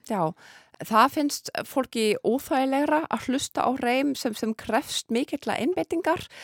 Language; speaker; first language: Icelandic; non-native, fluent; German